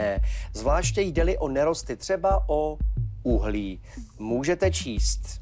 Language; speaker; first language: Czech; native; Czech